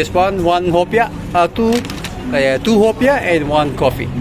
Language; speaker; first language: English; non-native, local second language; Filipino